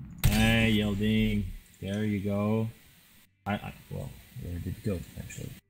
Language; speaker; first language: English; non-native, fluent; French